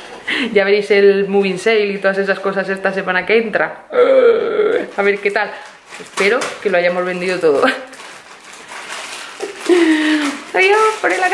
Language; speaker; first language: Spanish; native; Spanish